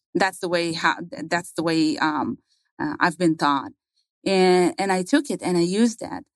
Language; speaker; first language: English; non-native, fluent; Hebrew